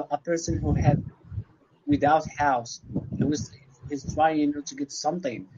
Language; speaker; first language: English; non-native, learner; Arabic